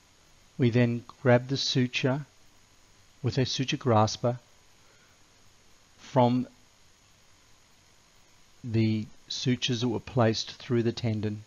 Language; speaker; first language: English; native; English